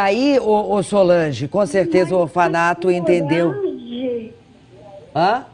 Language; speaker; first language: Portuguese; native; Portuguese